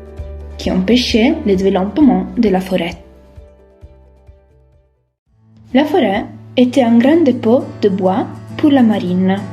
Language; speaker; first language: French; non-native, learner; Italian